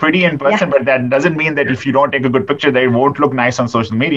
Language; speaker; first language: English; non-native, local second language; Urdu